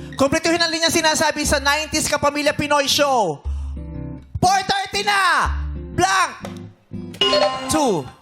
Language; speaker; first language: Filipino; native; Filipino